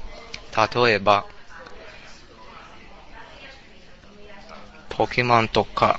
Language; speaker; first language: Japanese; non-native, learner; English